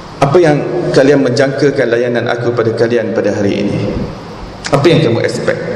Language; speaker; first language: Malay; native; Malay